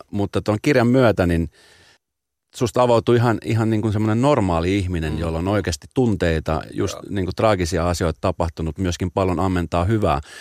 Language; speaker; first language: Finnish; native; Finnish